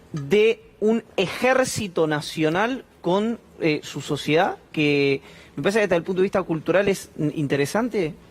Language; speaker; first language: Spanish; native; Spanish